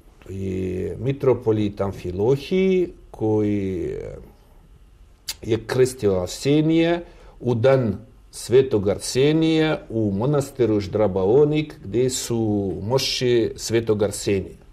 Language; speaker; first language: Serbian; non-native, learner; Russian